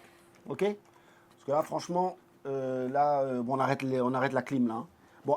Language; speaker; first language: French; native; French